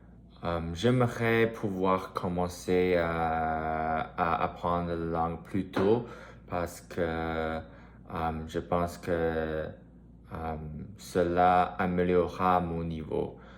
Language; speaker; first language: French; non-native, learner; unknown